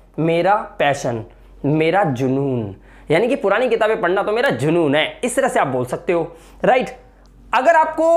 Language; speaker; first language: Hindi; native; Hindi